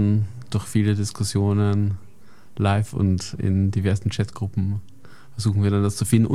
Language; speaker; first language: German; native; German